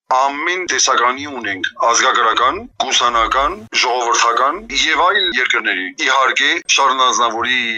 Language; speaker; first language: Armenian; early bilingual, heritage; Armenian